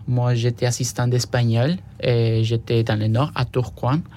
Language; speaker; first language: French; non-native, fluent; Spanish